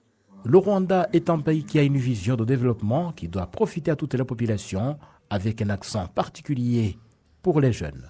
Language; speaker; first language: French; non-native, local second language; Kinyarwanda